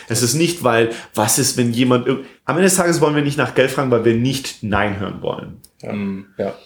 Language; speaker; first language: German; non-native, fluent; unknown